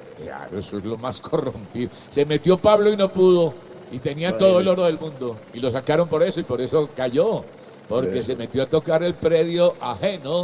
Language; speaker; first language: Spanish; native; Spanish